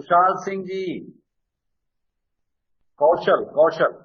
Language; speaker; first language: Hindi; native; Hindi